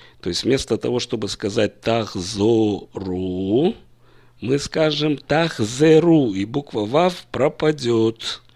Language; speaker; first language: Russian; native; Russian